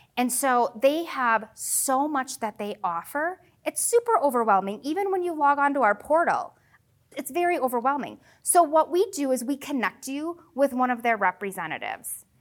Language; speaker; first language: English; native; English